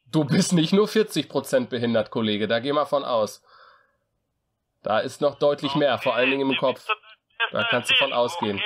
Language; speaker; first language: German; native; German